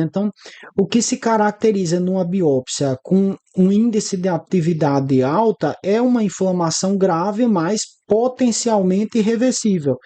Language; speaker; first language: Portuguese; native; Portuguese